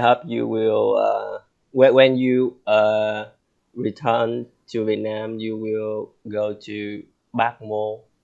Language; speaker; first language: English; non-native, learner; Vietnamese